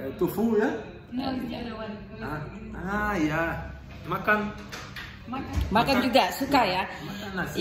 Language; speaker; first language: Indonesian; non-native, learner; Spanish